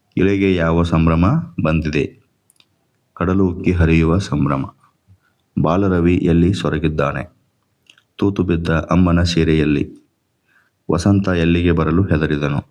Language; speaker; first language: Kannada; native; Kannada